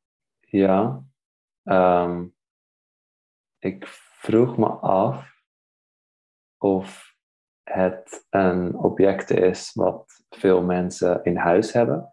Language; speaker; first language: German; non-native, learner; Dutch